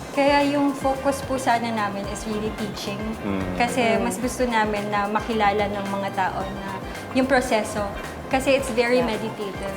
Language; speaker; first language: Filipino; native; Filipino